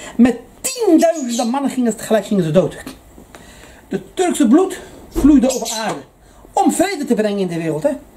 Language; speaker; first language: Dutch; early bilingual, other home language; Arabic